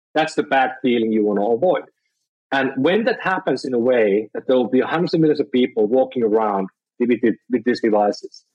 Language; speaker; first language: English; non-native, fluent; Finnish